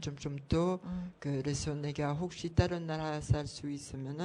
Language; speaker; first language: Korean; non-native, learner; French